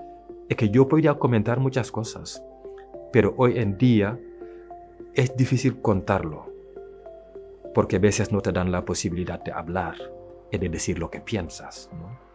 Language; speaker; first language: Spanish; non-native, fluent; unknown